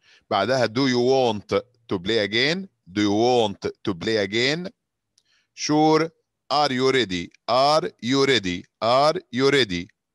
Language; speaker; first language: English; non-native, fluent; Arabic